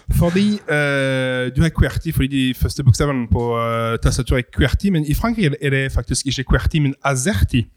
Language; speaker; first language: Norwegian; non-native, fluent; French